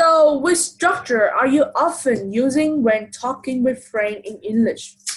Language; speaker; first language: English; non-native, fluent; Vietnamese